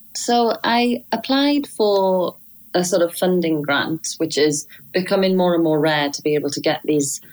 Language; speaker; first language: English; native; English